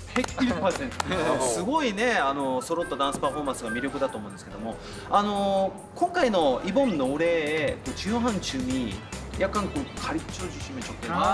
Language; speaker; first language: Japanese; native; Japanese